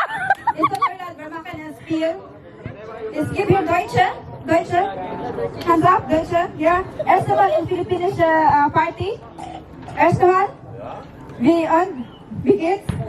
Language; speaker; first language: German; non-native, learner; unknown